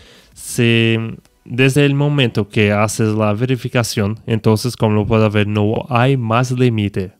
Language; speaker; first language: Spanish; non-native, fluent; Portuguese